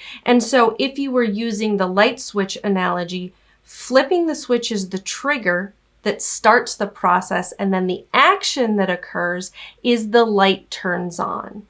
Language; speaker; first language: English; native; English